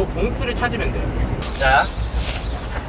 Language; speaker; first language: Korean; native; Korean